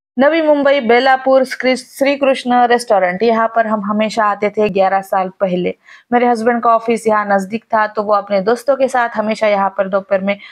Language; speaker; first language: Hindi; non-native, local second language; Marathi